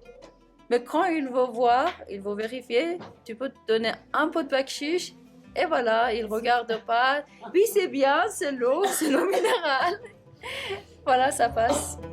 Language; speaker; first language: French; non-native, fluent; Persian